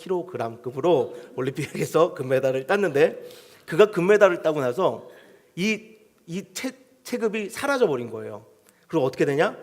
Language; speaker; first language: Korean; native; Korean